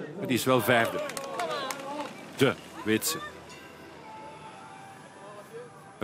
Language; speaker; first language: Dutch; native; Dutch